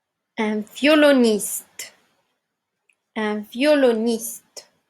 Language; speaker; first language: French; non-native, local second language; Arabic